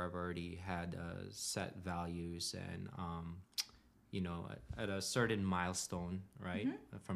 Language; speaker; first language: English; non-native, local second language; Filipino